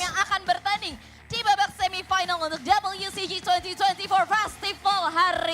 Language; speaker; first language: Indonesian; native; Indonesian